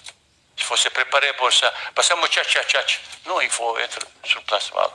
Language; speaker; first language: French; non-native, fluent; Bosnian